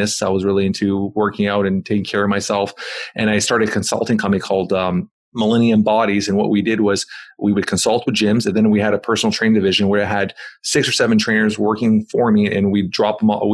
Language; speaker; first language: English; native; English